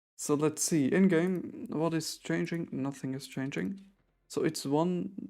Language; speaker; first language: English; non-native, fluent; German